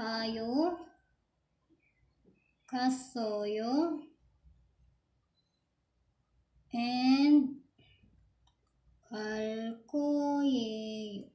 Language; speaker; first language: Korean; non-native, fluent; Filipino